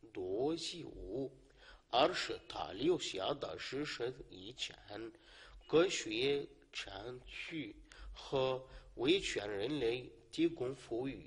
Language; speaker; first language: Chinese; non-native, learner; Arabic